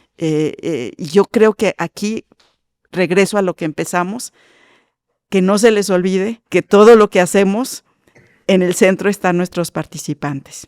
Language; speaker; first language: Spanish; native; Spanish